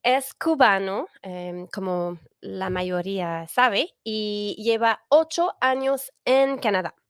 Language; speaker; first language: Spanish; non-native, fluent; English